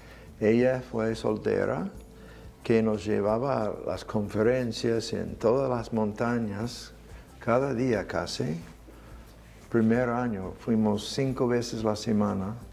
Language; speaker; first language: Spanish; non-native, fluent; English